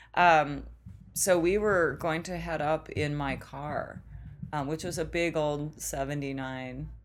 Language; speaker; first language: English; native; English